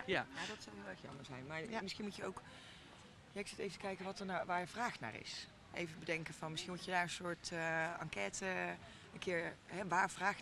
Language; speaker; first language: Dutch; native; Dutch